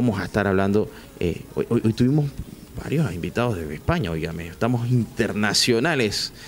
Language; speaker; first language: Spanish; native; Spanish